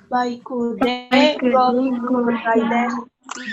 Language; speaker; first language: Japanese; non-native, learner; Indonesian